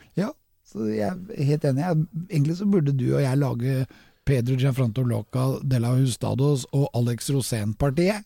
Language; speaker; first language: Norwegian; native; Norwegian